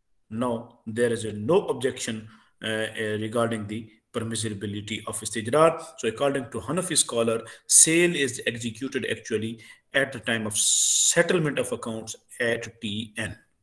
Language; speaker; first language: English; non-native, local second language; Urdu